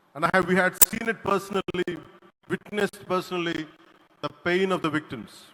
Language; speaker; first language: English; non-native, local second language; Telugu